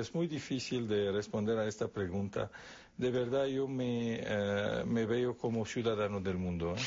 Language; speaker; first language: Spanish; non-native, fluent; Arabic